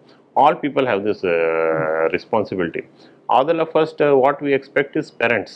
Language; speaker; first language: Tamil; non-native, fluent; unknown